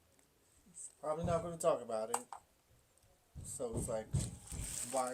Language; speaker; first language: English; native; English